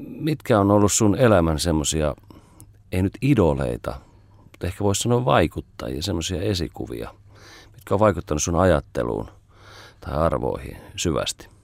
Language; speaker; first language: Finnish; native; Finnish